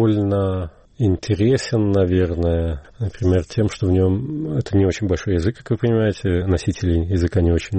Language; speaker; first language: Russian; native; Russian